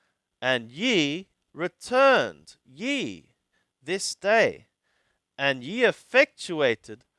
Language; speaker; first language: English; native; English